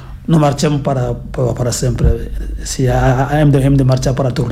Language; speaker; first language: Catalan; non-native, fluent; Fula